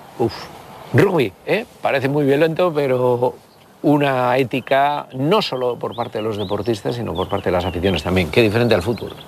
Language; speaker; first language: Spanish; native; Spanish